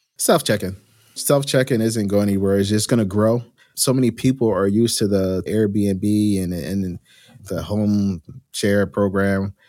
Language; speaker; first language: English; native; English